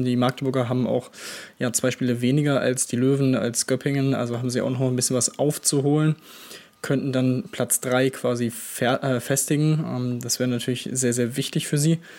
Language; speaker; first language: German; native; German